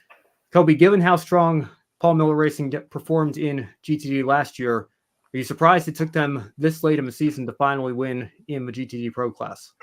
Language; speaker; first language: English; native; English